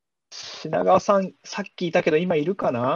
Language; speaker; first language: Japanese; native; Japanese